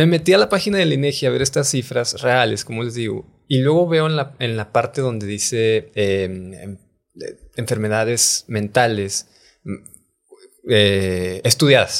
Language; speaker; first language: Spanish; native; Spanish